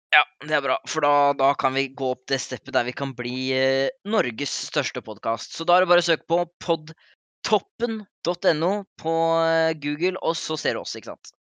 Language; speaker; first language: Norwegian; native; Norwegian